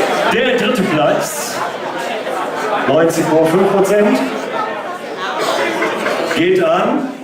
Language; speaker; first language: German; native; German